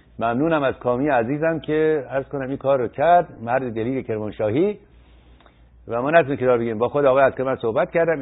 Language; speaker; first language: Persian; native; Persian